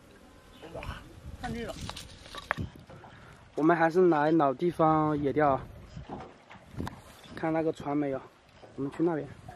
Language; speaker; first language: Chinese; native; Chinese